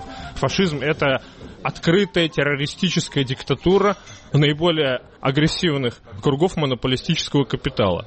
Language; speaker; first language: Russian; native; Russian